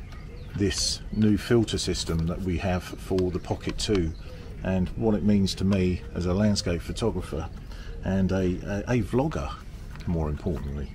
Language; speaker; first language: English; native; English